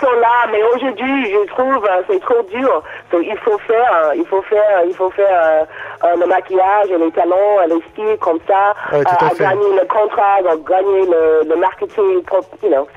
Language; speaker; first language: French; non-native, learner; English